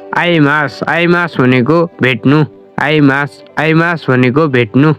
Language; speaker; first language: Nepali; native; Nepali